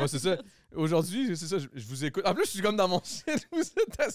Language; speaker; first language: French; native; French